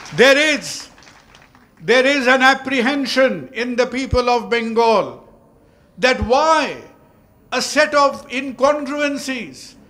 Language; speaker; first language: English; non-native, local second language; Bangla